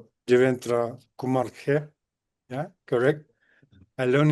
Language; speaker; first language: English; non-native, learner; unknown